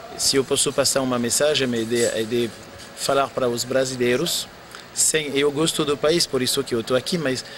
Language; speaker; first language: Portuguese; non-native, fluent; French